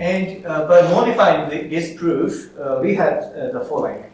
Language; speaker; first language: English; non-native, fluent; Japanese